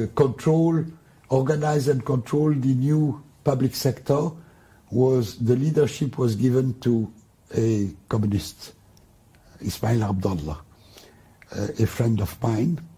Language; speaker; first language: English; non-native, fluent; Arabic